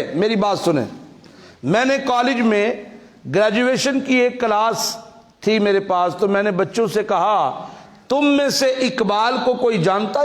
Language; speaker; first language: Urdu; non-native, local second language; Punjabi